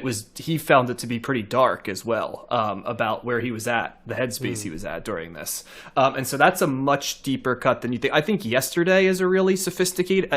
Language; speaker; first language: English; native; English